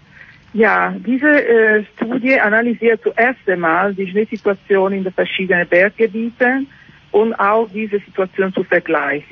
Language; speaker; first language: German; non-native, learner; Italian